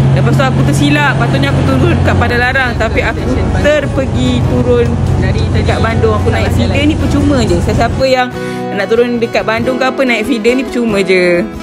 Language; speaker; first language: Malay; native; Malay